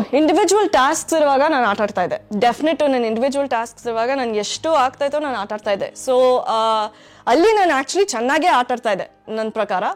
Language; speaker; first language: Kannada; non-native, fluent; English